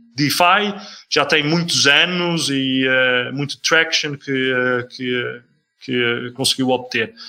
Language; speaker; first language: Portuguese; non-native, fluent; Dutch